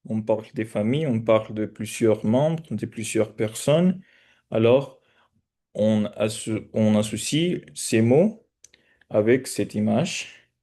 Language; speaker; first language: French; non-native, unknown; Spanish